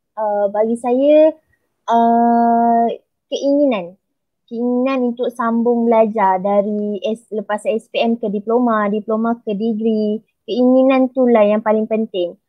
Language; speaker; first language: Malay; native; Malay